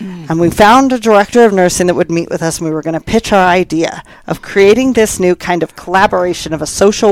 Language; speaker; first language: English; native; English